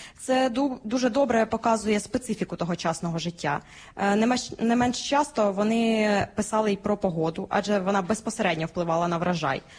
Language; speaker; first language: Ukrainian; native; Ukrainian